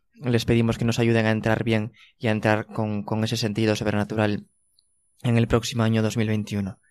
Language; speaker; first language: Spanish; native; Spanish